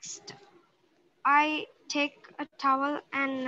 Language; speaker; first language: English; non-native, learner; Sinhala